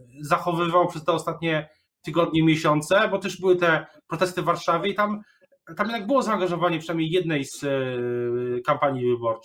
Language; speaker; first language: Polish; native; Polish